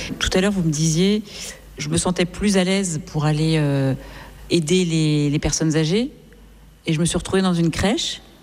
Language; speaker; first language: French; native; French